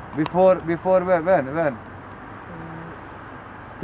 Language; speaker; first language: English; non-native, learner; Bosnian